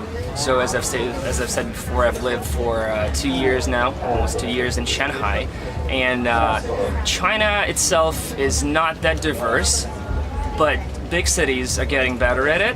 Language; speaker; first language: English; non-native, fluent; Russian